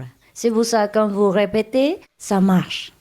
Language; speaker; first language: French; non-native, learner; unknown